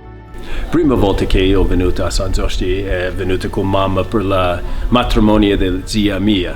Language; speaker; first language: Italian; early bilingual, heritage; Italian